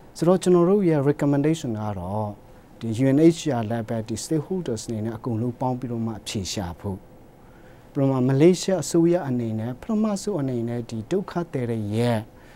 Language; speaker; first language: Burmese; non-native, local second language; Hakha Chin